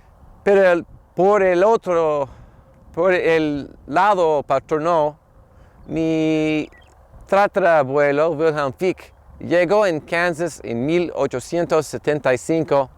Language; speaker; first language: Spanish; non-native, fluent; English